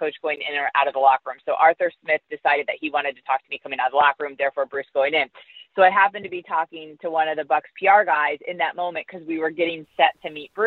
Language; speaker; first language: English; native; English